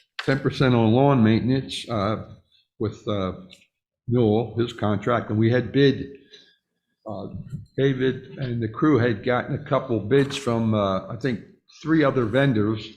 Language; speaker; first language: English; native; English